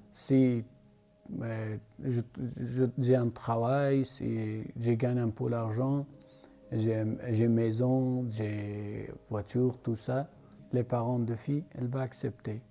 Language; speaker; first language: French; non-native, learner; Persian